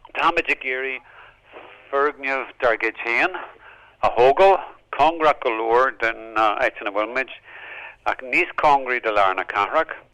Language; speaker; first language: Irish; native; Irish